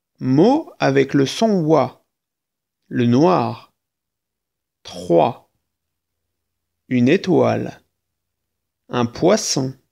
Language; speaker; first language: French; native; French